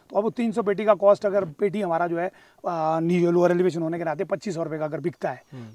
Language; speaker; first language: Hindi; native; Hindi